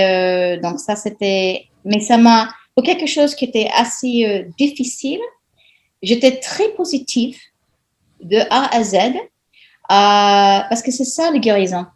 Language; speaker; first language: French; non-native, fluent; English